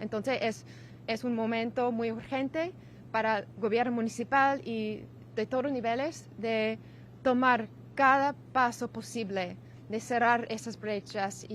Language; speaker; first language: Spanish; non-native, learner; English